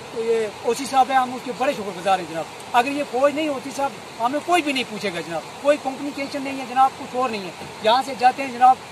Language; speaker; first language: Urdu; non-native, local second language; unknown